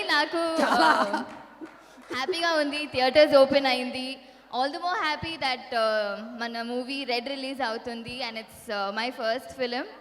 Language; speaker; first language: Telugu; non-native, learner; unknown